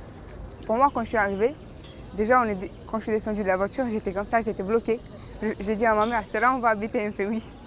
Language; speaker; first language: French; early bilingual, other home language; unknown